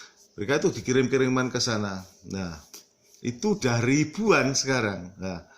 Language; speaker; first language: Indonesian; early bilingual, heritage; Indonesian